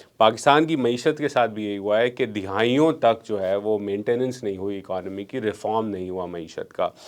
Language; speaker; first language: Urdu; non-native, local second language; Memoni